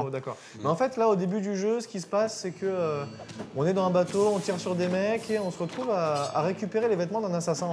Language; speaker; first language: French; native; French